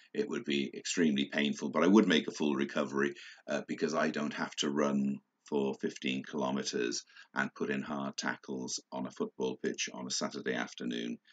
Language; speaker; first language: English; native; English